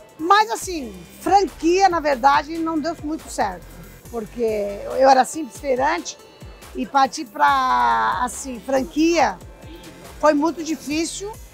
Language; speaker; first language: Portuguese; early bilingual, other home language; Japanese